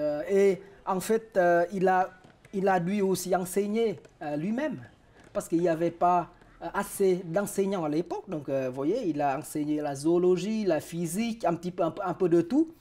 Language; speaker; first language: French; non-native, fluent; Vietnamese